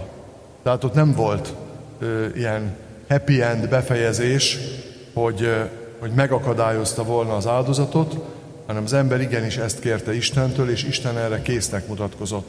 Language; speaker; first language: Hungarian; native; Hungarian